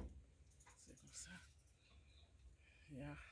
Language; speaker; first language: French; non-native, learner; Haitian Creole